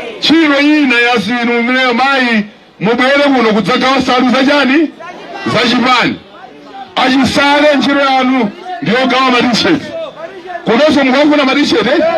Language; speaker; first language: Nyanja; native; Nyanja